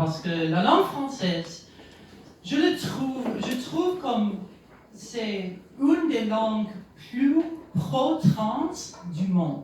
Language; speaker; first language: French; non-native, learner; English